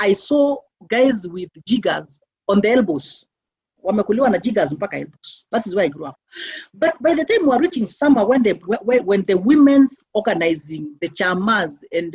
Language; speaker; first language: English; non-native, local second language; Meru